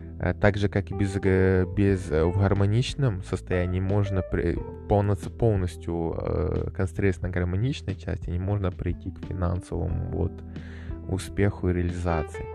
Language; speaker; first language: Russian; native; Russian